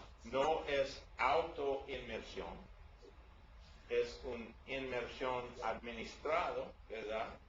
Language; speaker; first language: Spanish; non-native, learner; English